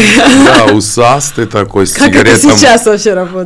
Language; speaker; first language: Russian; non-native, fluent; Georgian